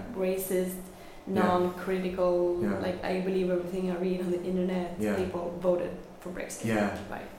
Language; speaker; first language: English; non-native, fluent; Swedish